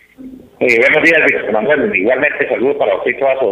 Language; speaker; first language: Spanish; native; Spanish